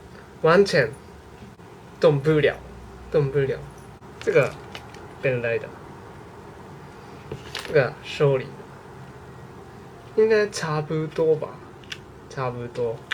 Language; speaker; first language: Chinese; non-native, learner; Japanese